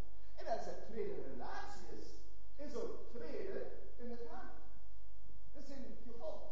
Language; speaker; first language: Dutch; non-native, fluent; German